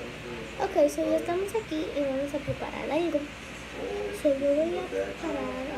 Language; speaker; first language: Spanish; early bilingual, heritage; Spanish